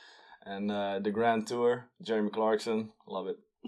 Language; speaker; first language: English; non-native, fluent; Dutch